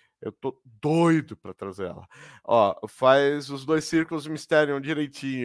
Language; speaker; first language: Portuguese; native; Portuguese